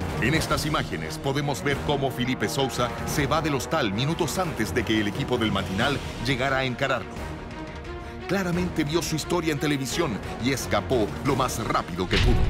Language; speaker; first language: Spanish; native; Spanish